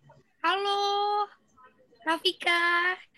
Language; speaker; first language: Indonesian; native; Indonesian